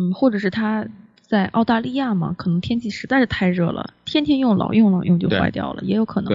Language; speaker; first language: Chinese; native; Chinese